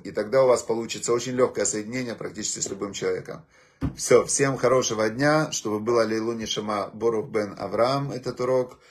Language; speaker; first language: Russian; native; Russian